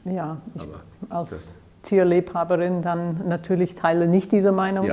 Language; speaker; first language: German; non-native, fluent; English